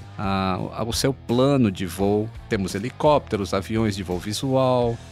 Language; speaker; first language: Portuguese; native; Portuguese